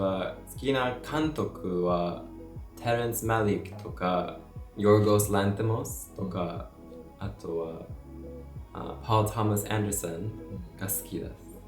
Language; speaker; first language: Japanese; non-native, learner; English